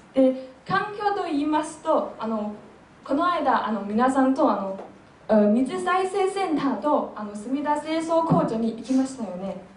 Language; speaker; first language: Japanese; non-native, fluent; Chinese